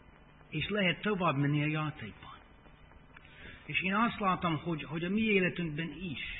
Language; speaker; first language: Hungarian; non-native, fluent; English